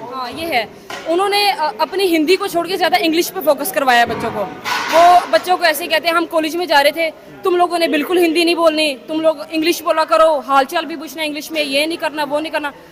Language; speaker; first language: Urdu; non-native, local second language; Punjabi